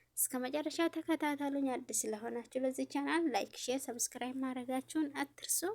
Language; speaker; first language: Amharic; native; Amharic